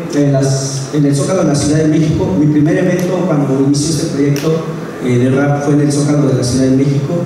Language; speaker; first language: Spanish; non-native, local second language; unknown